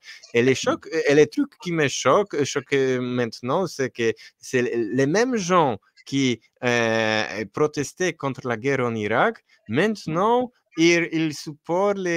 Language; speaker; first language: French; non-native, fluent; Polish